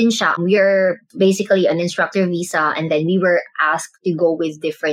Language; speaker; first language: English; non-native, local second language; Cebuano